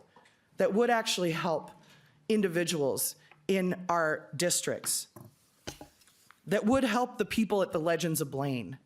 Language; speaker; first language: English; native; English